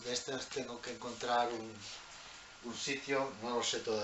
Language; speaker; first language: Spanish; early bilingual, heritage; Spanish